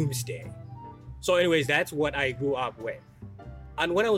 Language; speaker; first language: English; non-native, fluent; Somali